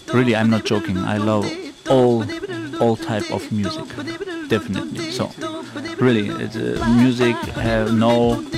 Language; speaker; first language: English; non-native, fluent; Turkish